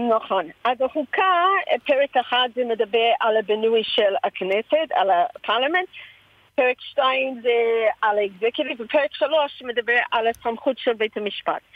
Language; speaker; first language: Hebrew; early bilingual, heritage; Hebrew